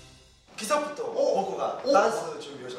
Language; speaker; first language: Japanese; non-native, learner; Korean